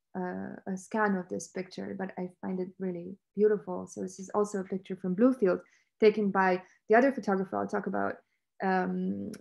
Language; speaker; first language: English; non-native, fluent; Romanian